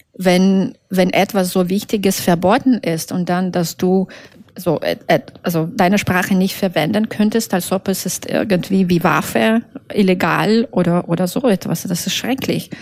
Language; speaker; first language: German; non-native, fluent; Russian